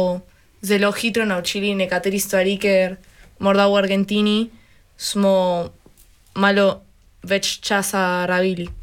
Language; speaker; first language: Slovenian; early bilingual, heritage; Spanish